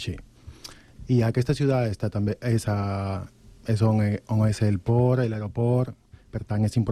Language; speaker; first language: Catalan; non-native, learner; Spanish